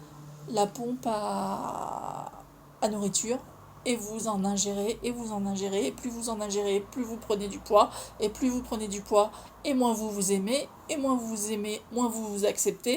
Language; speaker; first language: French; native; French